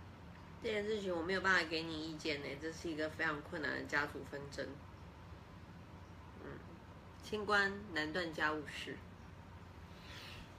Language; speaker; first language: Chinese; native; Chinese